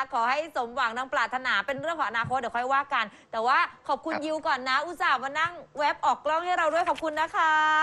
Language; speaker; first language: Thai; native; Thai